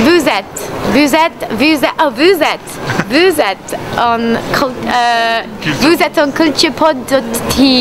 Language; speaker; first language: French; non-native, learner; English